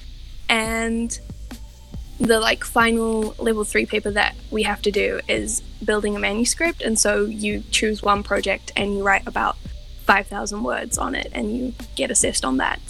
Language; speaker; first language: English; native; English